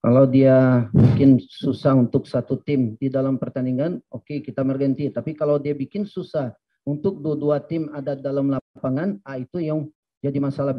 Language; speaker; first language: Indonesian; non-native, fluent; Portuguese